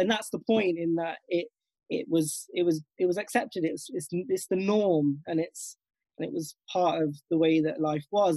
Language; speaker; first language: English; native; English